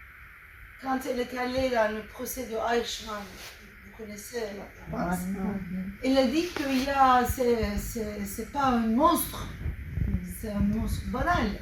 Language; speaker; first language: French; non-native, fluent; Turkish